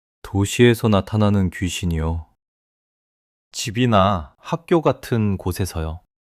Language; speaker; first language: Korean; early bilingual, heritage; English